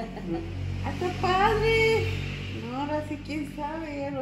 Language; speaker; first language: Spanish; native; Spanish